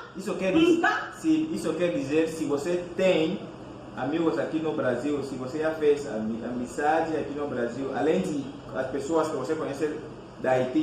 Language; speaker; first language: Portuguese; non-native, fluent; Fang